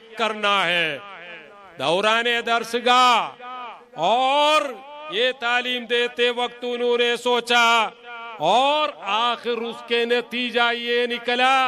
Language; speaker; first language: Hindi; non-native, local second language; Malayalam